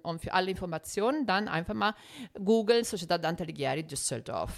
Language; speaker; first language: German; non-native, fluent; Italian